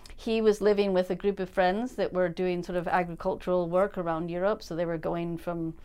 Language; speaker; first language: English; native; English